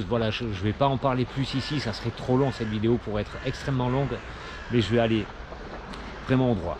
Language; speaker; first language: French; native; French